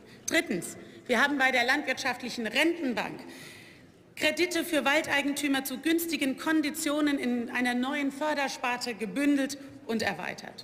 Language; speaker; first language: German; native; German